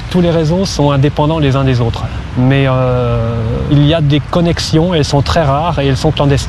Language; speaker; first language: French; native; French